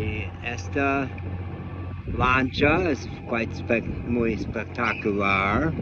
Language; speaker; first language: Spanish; non-native, learner; English